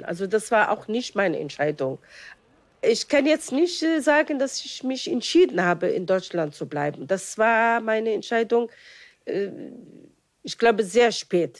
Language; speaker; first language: German; non-native, fluent; Arabic